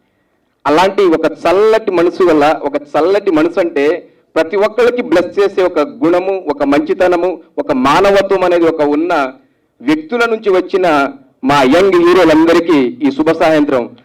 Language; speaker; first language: Telugu; native; Telugu